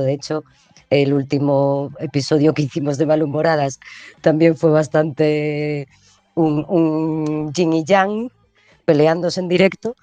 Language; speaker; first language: Spanish; native; Spanish